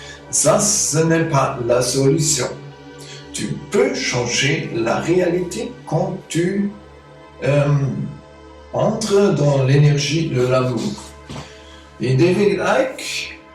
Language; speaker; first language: French; non-native, fluent; German